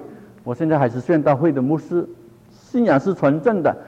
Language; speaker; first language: Chinese; non-native, local second language; Cantonese